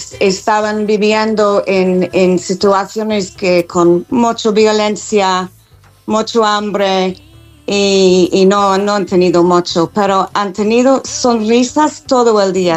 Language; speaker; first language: Spanish; non-native, learner; English